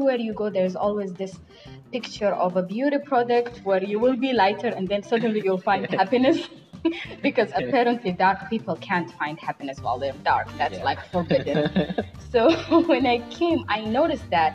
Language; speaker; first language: English; non-native, fluent; Somali